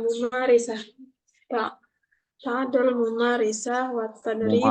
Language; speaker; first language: Arabic; non-native, learner; Indonesian